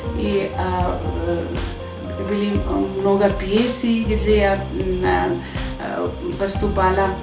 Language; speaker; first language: Russian; non-native, fluent; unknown